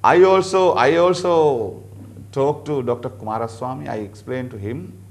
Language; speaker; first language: English; non-native, local second language; Sinhala